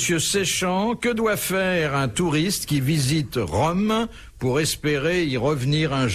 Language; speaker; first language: French; native; French